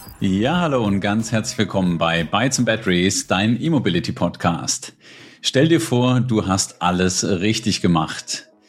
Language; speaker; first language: German; native; German